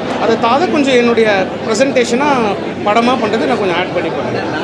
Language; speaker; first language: Tamil; native; Tamil